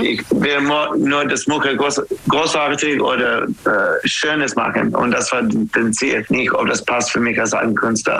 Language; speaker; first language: German; non-native, learner; English